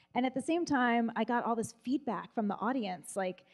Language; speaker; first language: English; native; English